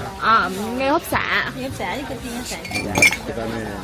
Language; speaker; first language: Korean; non-native, learner; Vietnamese